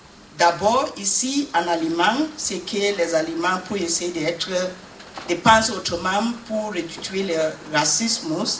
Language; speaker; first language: French; non-native, learner; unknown